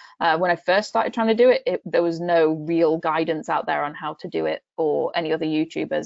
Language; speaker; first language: English; native; English